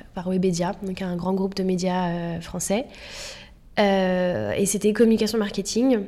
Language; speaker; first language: French; native; French